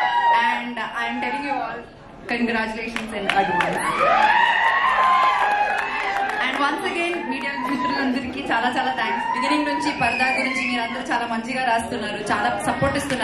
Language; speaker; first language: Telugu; non-native, fluent; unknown